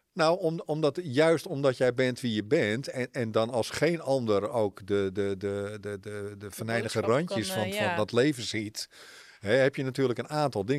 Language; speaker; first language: Dutch; native; Dutch